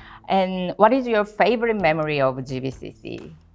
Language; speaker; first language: English; non-native, fluent; Korean